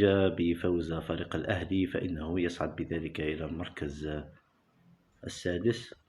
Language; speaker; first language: Arabic; native; Arabic